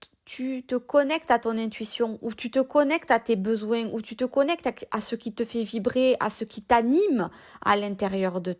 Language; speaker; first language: French; native; French